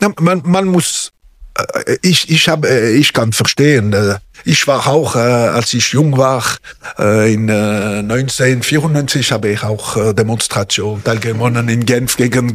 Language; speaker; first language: German; non-native, local second language; French